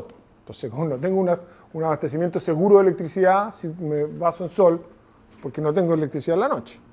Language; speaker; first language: Spanish; native; Spanish